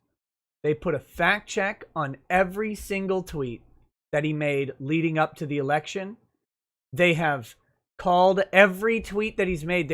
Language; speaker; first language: English; native; English